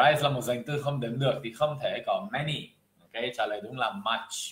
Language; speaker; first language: Vietnamese; non-native, fluent; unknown